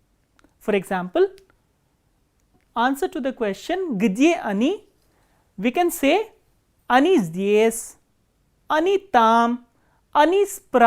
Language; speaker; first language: Russian; non-native, fluent; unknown